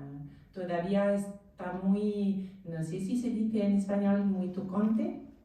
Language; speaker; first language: Spanish; non-native, learner; French